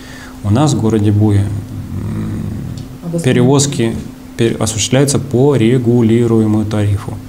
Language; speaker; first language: Russian; native; Russian